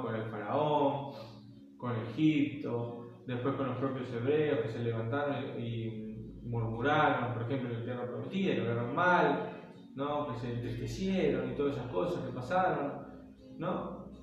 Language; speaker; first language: Spanish; native; Spanish